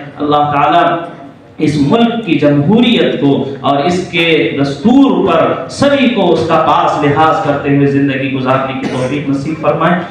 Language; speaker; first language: Urdu; native; Urdu